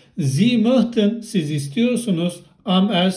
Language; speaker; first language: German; non-native, fluent; Turkish